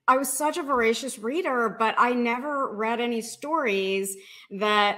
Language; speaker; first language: English; native; English